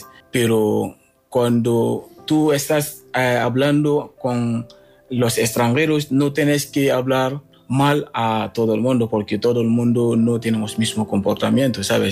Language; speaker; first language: Spanish; non-native, learner; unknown